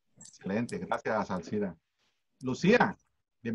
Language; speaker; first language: Spanish; native; Spanish